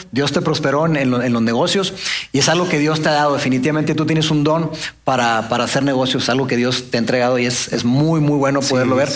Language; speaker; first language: Spanish; native; Spanish